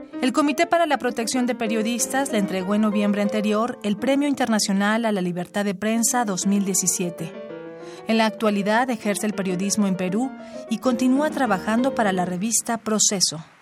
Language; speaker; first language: Spanish; native; Spanish